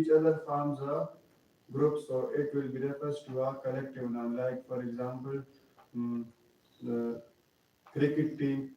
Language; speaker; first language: English; non-native, learner; Pashto